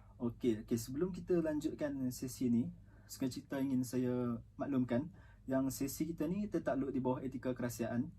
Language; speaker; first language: Malay; native; Malay